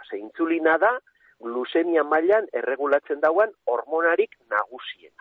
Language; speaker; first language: Basque; native; Basque